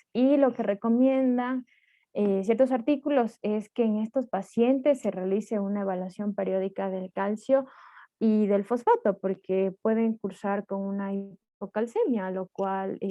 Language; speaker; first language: Spanish; native; Spanish